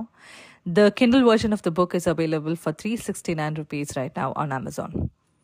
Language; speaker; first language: English; non-native, local second language; Malayalam